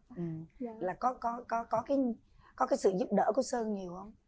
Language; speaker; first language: Vietnamese; native; Vietnamese